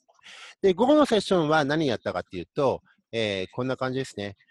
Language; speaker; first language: Japanese; native; Japanese